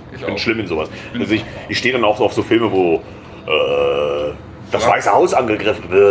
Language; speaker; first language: German; native; German